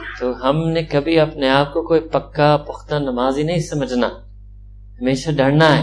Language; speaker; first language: Urdu; early bilingual, heritage; Urdu